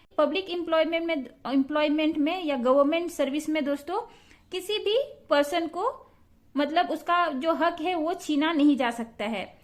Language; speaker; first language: Hindi; non-native, local second language; Santali